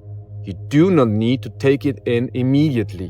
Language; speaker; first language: English; non-native, fluent; Polish